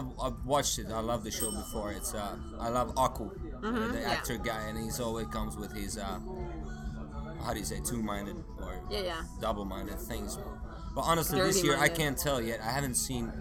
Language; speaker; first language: English; non-native, fluent; Swedish